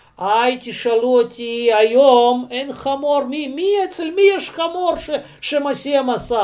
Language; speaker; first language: Hebrew; non-native, fluent; Russian